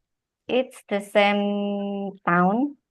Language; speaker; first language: English; non-native, learner; Indonesian